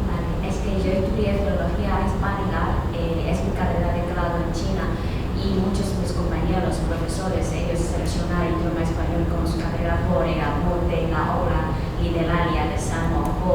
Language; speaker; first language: Spanish; non-native, fluent; Chinese